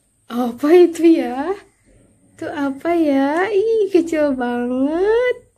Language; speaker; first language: Indonesian; native; Indonesian